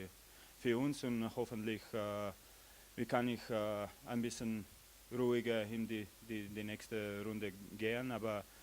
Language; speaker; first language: German; non-native, learner; Slovenian